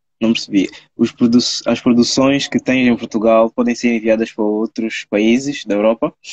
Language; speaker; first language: Portuguese; native; Portuguese